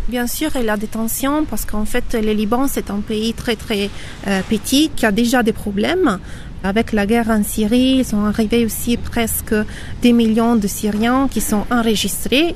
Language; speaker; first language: French; non-native, fluent; Italian